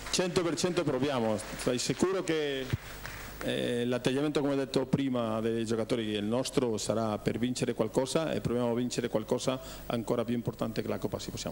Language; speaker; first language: Italian; non-native, fluent; Spanish